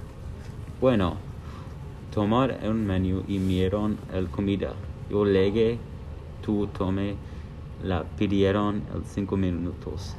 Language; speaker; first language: Spanish; non-native, learner; English